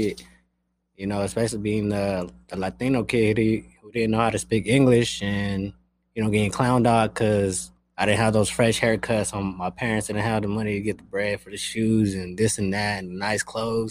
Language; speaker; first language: English; early bilingual, other home language; Spanish